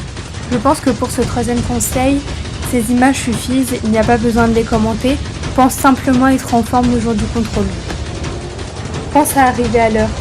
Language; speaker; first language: French; native; French